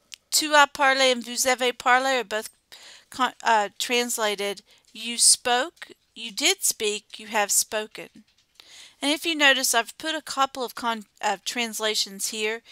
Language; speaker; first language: English; native; English